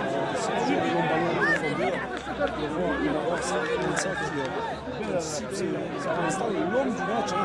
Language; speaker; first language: French; native; French